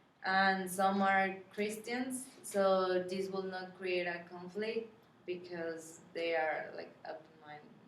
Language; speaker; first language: English; non-native, learner; Spanish